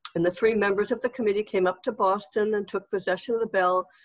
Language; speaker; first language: English; native; English